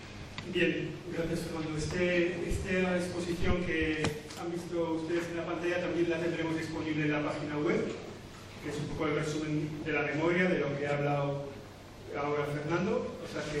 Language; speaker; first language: Spanish; native; Spanish